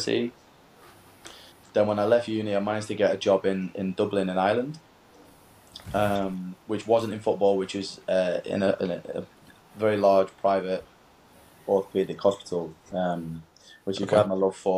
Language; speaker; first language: English; native; English